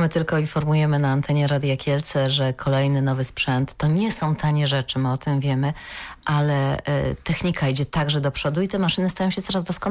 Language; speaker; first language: Polish; native; Polish